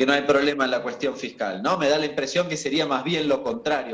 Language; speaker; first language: Spanish; native; Spanish